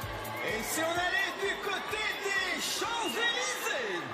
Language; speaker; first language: French; native; French